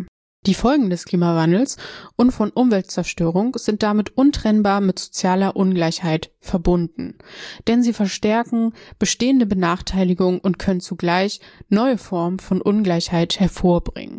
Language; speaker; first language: German; native; German